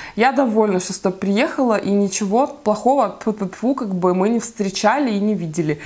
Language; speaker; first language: Russian; native; Russian